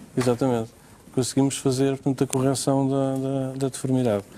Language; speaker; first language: Portuguese; native; Portuguese